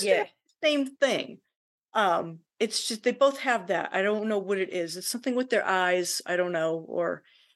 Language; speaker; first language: English; native; English